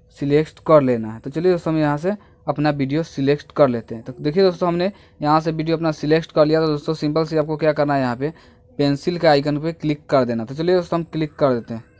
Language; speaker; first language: Hindi; native; Hindi